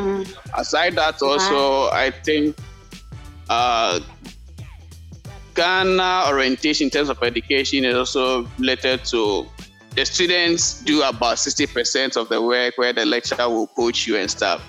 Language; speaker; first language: English; non-native, local second language; Akan